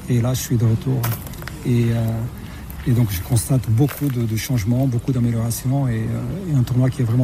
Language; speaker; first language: French; non-native, fluent; Portuguese